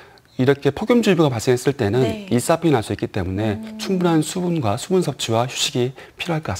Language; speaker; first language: Korean; native; Korean